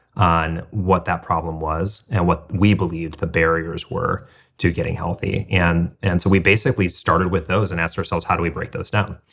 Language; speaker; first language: English; native; English